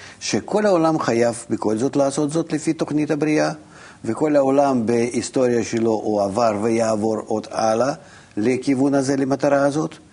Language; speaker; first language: Hebrew; non-native, fluent; Russian